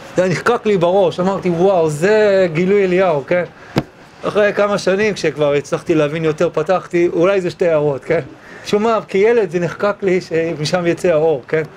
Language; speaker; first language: Hebrew; early bilingual, other home language; English